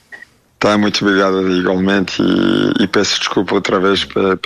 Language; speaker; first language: Portuguese; early bilingual, heritage; French